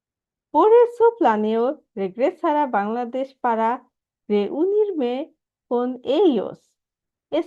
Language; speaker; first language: Spanish; non-native, learner; Bangla